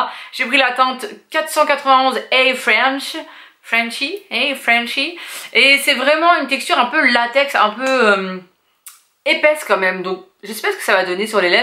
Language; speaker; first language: French; native; French